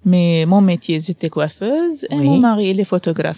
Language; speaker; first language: French; non-native, learner; Arabic